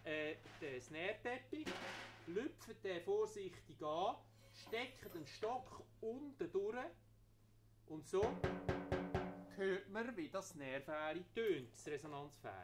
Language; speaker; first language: German; native; German